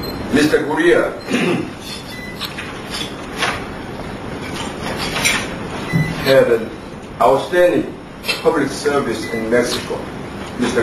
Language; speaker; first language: English; non-native, fluent; Korean